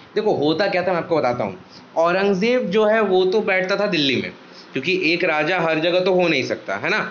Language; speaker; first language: Hindi; native; Hindi